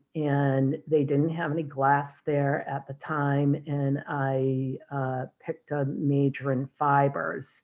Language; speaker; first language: English; native; English